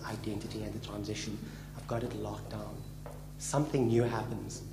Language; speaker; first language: English; native; English